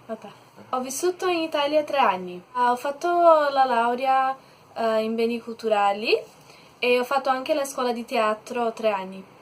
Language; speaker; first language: Italian; non-native, learner; Portuguese